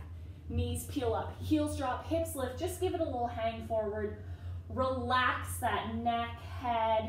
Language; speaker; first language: English; native; English